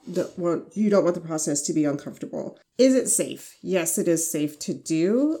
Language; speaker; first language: English; native; English